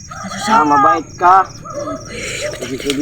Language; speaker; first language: Filipino; non-native, local second language; Cebuano